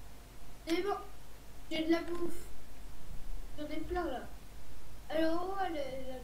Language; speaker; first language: French; native; French